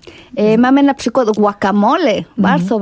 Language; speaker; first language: Polish; non-native, fluent; Spanish